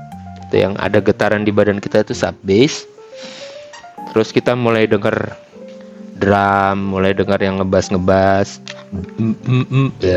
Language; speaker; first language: Indonesian; native; Indonesian